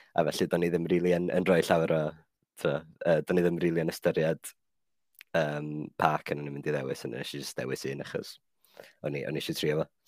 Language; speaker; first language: Welsh; non-native, fluent; Finnish